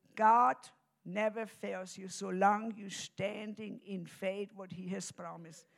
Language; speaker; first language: English; non-native, fluent; German